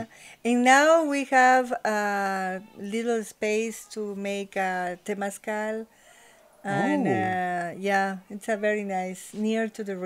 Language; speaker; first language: English; non-native, learner; Spanish